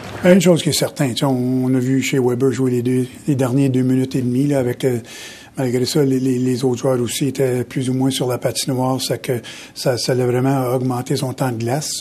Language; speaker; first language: French; native; French